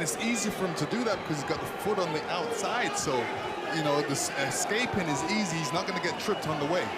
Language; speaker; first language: English; native; English